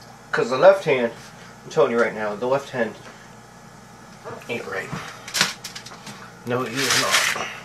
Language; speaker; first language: English; native; English